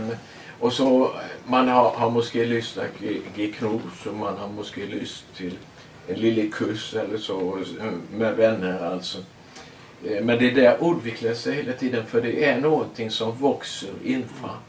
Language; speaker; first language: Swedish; non-native, learner; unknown